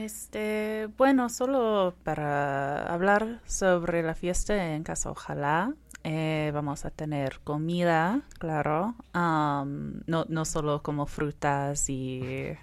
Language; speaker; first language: Spanish; non-native, fluent; English